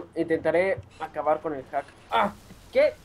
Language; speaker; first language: Spanish; native; Spanish